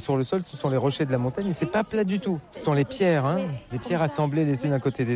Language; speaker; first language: French; native; French